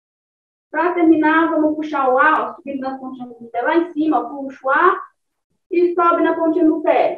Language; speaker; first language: Portuguese; native; Portuguese